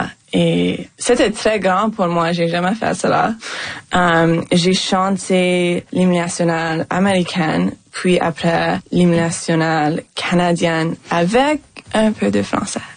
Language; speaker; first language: French; non-native, local second language; English